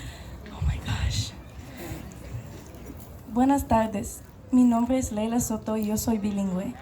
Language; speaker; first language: Spanish; non-native, local second language; English